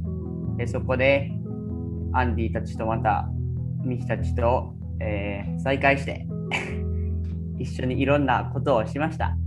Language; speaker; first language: Japanese; early bilingual, other home language; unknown